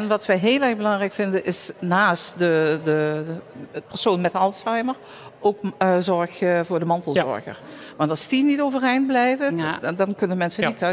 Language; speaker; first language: Dutch; native; Dutch